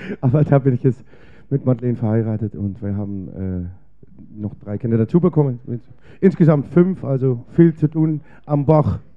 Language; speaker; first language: German; non-native, fluent; Dutch